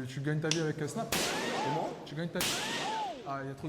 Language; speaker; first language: French; native; French